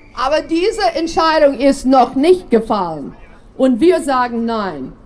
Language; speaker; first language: German; non-native, fluent; English